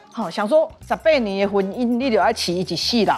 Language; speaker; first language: Chinese; native; Chinese